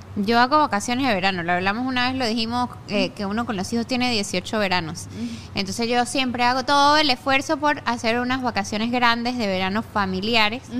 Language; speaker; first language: Spanish; native; Spanish